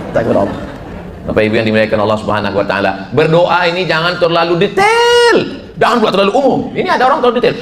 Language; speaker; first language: Indonesian; native; Indonesian